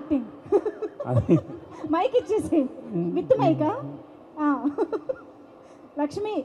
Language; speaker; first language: Telugu; native; Telugu